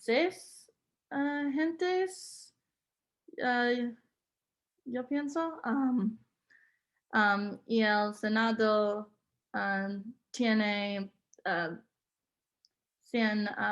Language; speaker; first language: Spanish; non-native, learner; English